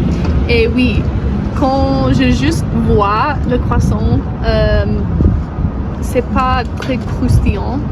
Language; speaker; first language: French; non-native, learner; English